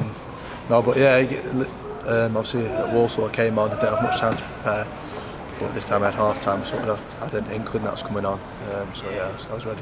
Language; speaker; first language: English; native; English